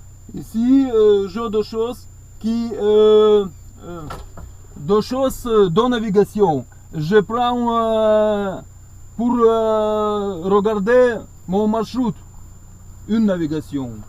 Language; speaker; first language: French; non-native, learner; Russian